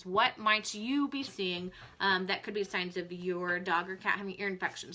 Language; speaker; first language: English; native; English